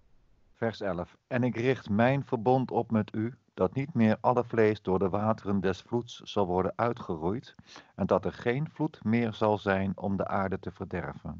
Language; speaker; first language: Dutch; native; Dutch